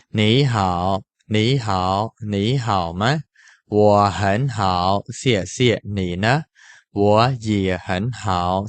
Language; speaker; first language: Chinese; non-native, fluent; Khmer